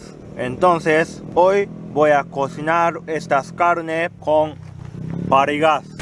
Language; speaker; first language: Spanish; non-native, fluent; Japanese